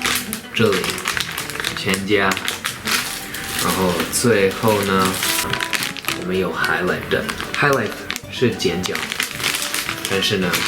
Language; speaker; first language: Chinese; non-native, fluent; English